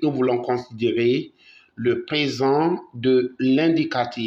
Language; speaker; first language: French; non-native, fluent; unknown